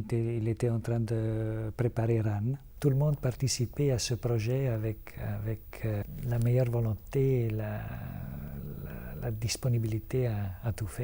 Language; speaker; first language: French; non-native, fluent; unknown